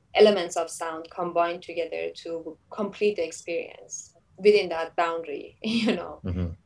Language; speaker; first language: English; non-native, fluent; Persian